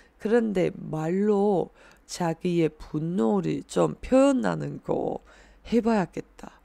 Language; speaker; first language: Korean; non-native, fluent; Chinese